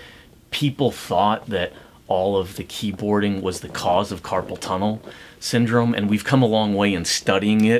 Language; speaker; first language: English; native; English